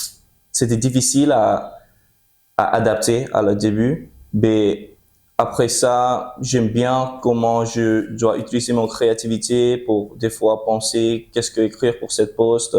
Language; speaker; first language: French; early bilingual, heritage; French